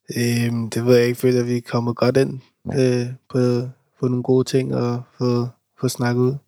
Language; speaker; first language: Danish; early bilingual, other home language; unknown